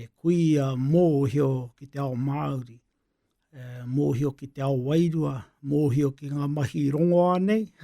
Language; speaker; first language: Māori; native; Māori